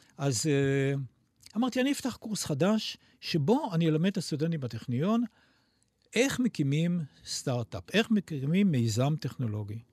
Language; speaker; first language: Hebrew; native; Hebrew